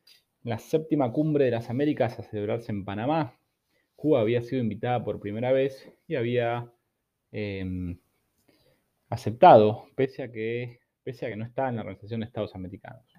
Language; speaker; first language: Spanish; native; Spanish